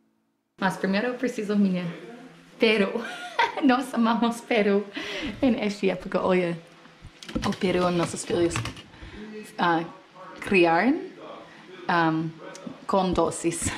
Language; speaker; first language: Portuguese; non-native, learner; English